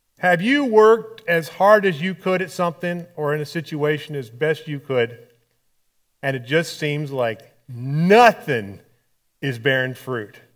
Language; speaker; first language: English; native; English